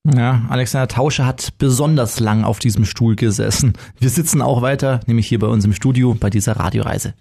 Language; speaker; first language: German; native; German